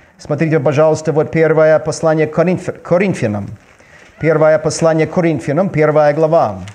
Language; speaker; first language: Russian; non-native, learner; English